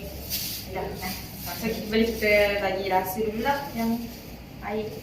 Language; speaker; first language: Malay; native; Malay